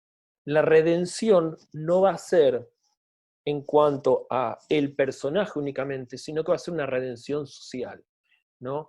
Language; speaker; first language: Spanish; native; Spanish